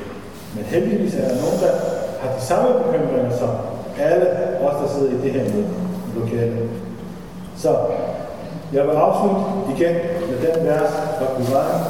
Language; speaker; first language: Danish; non-native, fluent; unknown